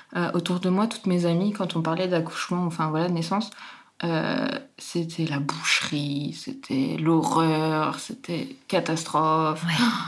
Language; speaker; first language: French; native; French